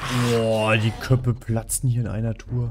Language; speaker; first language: German; native; German